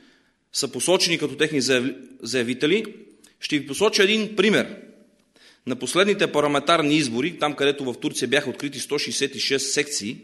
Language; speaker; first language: Bulgarian; native; Bulgarian